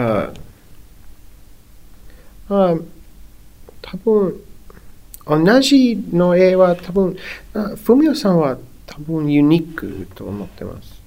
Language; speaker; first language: Japanese; non-native, learner; English